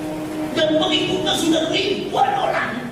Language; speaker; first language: Indonesian; native; Indonesian